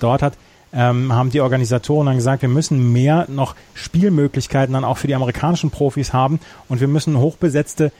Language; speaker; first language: German; native; German